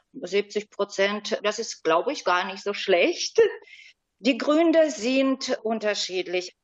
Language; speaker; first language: German; native; German